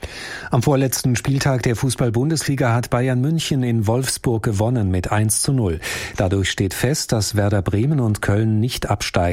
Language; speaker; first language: German; native; German